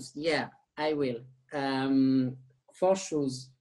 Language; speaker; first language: English; non-native, learner; French